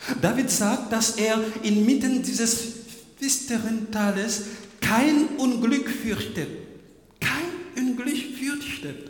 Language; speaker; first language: German; non-native, fluent; French